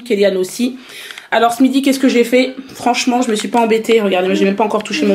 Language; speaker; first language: French; native; French